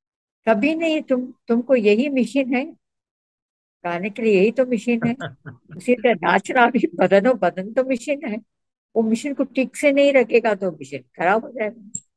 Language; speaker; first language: Hindi; non-native, local second language; Tamil